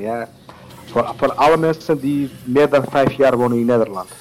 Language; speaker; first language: Dutch; non-native, learner; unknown